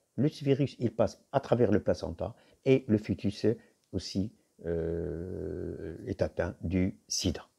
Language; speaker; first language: French; non-native, local second language; Arabic